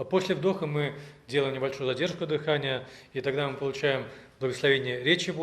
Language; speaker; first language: Russian; native; Russian